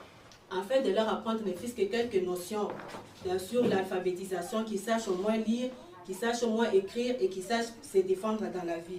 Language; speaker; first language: French; native; French